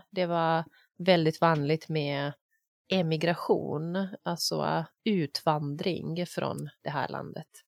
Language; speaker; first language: Swedish; non-native, fluent; Bosnian